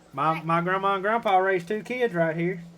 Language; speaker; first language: English; native; English